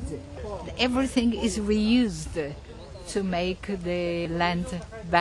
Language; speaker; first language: English; non-native, fluent; Portuguese